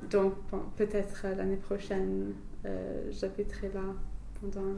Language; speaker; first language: French; non-native, fluent; English